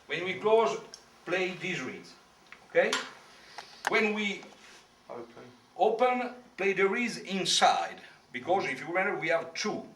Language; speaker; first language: English; non-native, learner; Italian